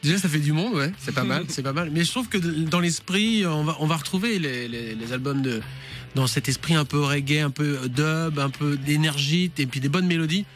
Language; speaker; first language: French; native; French